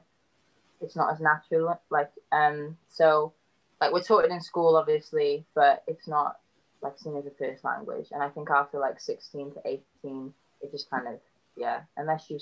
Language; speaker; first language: English; native; English